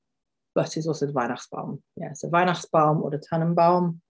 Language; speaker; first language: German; non-native, fluent; English